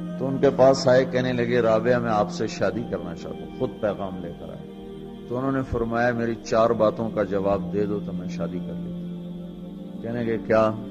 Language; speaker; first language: Urdu; non-native, local second language; Punjabi